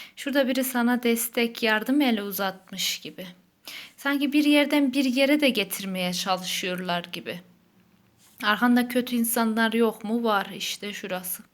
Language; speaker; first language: Turkish; native; Turkish